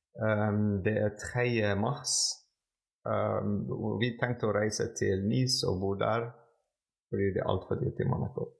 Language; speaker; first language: Norwegian; non-native, fluent; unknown